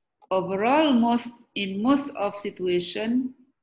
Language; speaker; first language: English; non-native, local second language; Malay